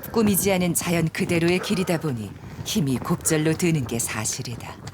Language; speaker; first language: Korean; native; Korean